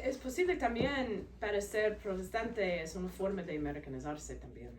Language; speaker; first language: Spanish; non-native, fluent; English